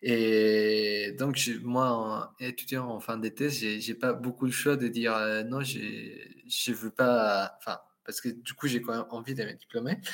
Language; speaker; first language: French; non-native, fluent; Spanish